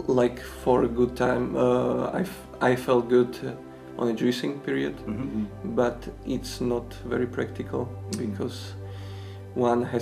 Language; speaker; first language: English; non-native, fluent; Slovak